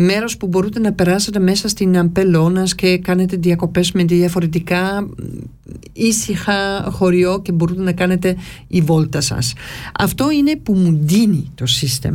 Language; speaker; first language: Greek; early bilingual, heritage; Greek